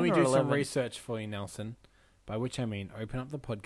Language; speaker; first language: English; native; English